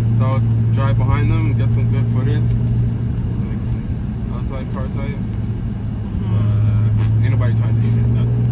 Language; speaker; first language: English; native; English